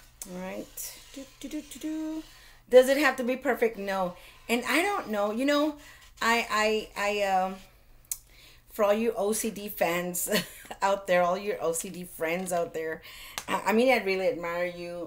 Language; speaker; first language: English; native; English